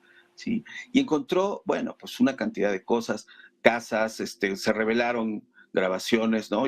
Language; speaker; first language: Spanish; native; Spanish